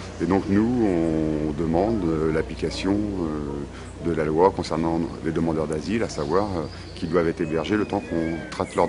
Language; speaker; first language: French; native; French